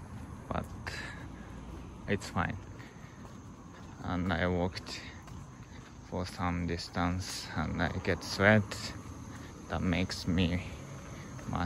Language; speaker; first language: English; non-native, learner; Japanese